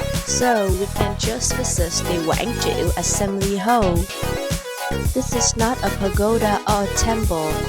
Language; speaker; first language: English; non-native, learner; Vietnamese